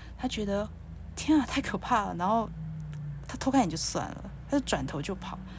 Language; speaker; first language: Chinese; native; Chinese